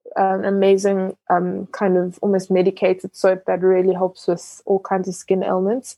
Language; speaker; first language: English; early bilingual, other home language; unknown